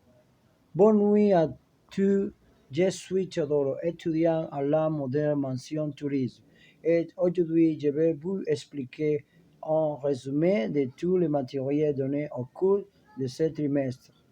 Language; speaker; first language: French; non-native, learner; Spanish